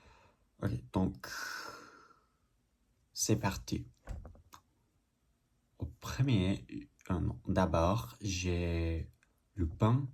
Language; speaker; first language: French; non-native, learner; English